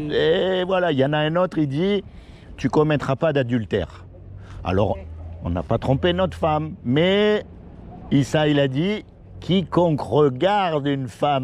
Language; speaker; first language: French; native; French